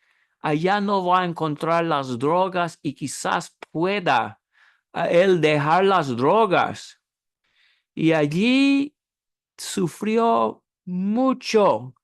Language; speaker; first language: Spanish; non-native, fluent; English